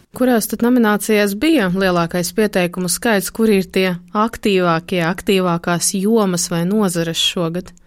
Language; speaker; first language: Latvian; native; Latvian